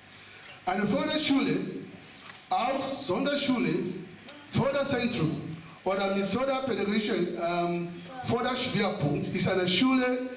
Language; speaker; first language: German; non-native, fluent; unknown